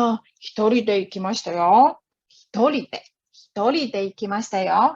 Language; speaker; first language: Japanese; non-native, fluent; Chinese